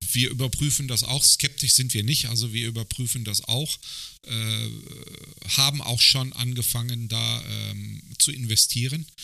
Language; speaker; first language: German; early bilingual, other home language; Turkish